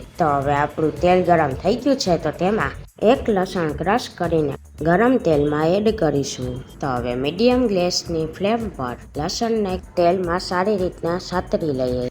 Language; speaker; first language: Gujarati; native; Gujarati